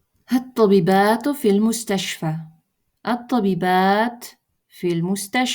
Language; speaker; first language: Arabic; non-native, fluent; Russian